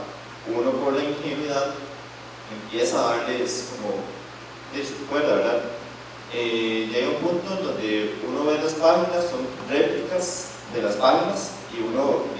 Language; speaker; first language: Spanish; native; Spanish